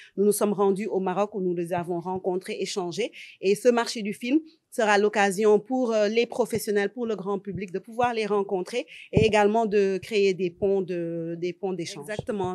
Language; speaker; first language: French; non-native, local second language; Wolof